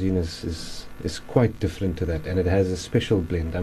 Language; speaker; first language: English; native; English